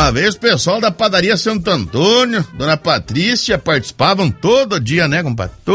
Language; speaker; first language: Portuguese; native; Portuguese